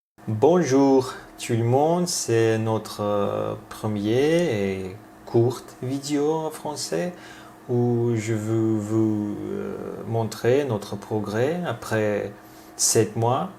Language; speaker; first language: French; non-native, learner; Russian